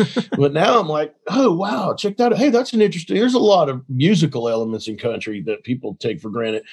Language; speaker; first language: English; native; English